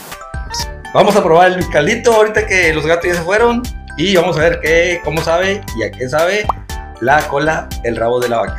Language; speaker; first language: Spanish; native; Spanish